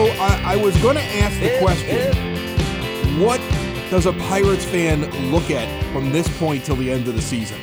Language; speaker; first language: English; native; English